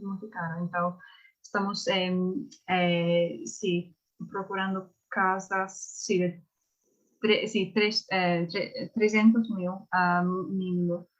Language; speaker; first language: Portuguese; non-native, learner; English